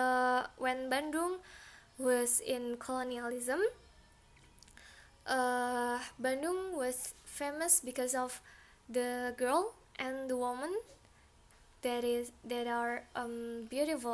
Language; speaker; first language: English; non-native, learner; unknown